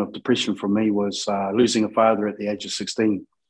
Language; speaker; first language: English; native; English